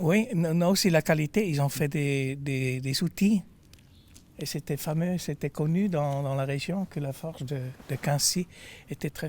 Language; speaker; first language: French; non-native, fluent; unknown